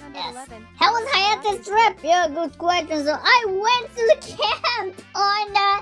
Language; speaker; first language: English; non-native, learner; Japanese